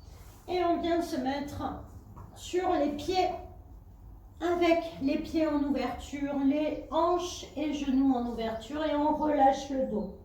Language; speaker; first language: French; native; French